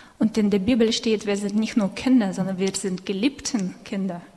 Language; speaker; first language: German; non-native, fluent; Russian